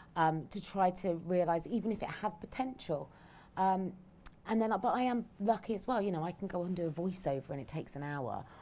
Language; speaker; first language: English; native; English